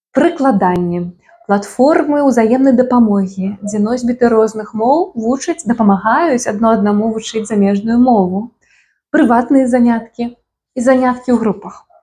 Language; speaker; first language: Belarusian; native; Belarusian